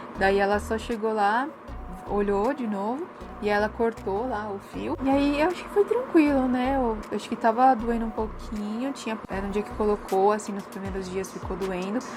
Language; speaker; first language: Portuguese; native; Portuguese